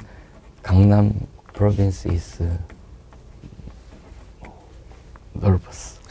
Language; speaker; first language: English; non-native, learner; Korean